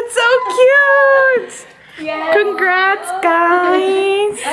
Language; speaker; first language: English; native; English